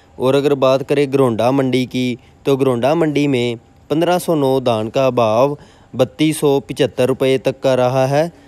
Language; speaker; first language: Hindi; non-native, local second language; Punjabi